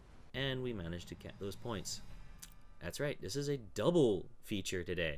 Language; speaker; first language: English; native; English